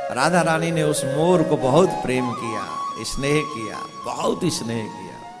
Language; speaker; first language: Hindi; native; Hindi